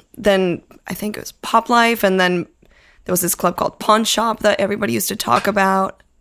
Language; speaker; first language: English; early bilingual, other home language; Spanish